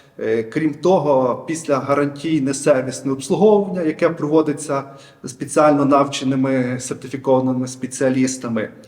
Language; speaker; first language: Ukrainian; native; Ukrainian